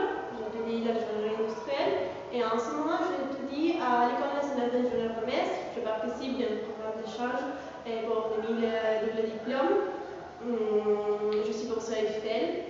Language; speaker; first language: French; non-native, fluent; Spanish